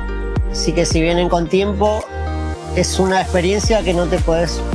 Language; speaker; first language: Spanish; native; Spanish